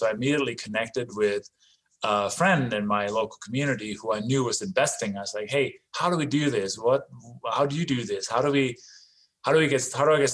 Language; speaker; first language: English; non-native, fluent; Danish